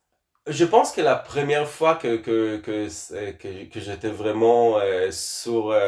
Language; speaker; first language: French; non-native, fluent; Hebrew